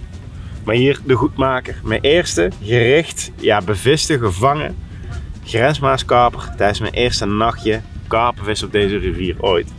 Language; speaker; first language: Dutch; native; Dutch